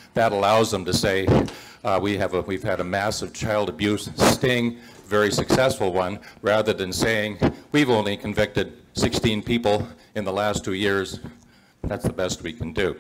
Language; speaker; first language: English; native; English